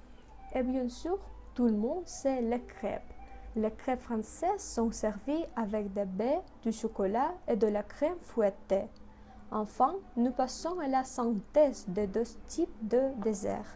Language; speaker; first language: French; non-native, learner; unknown